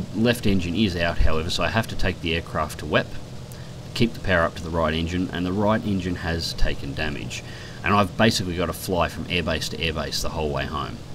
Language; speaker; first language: English; native; English